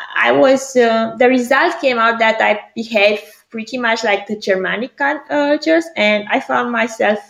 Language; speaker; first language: English; non-native, fluent; Greek